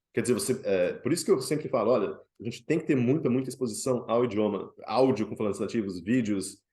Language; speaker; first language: Portuguese; native; Portuguese